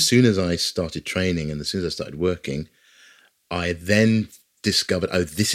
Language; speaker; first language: English; native; English